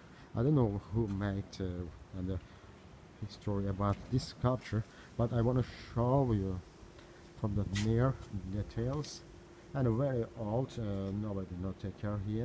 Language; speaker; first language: English; non-native, learner; Turkish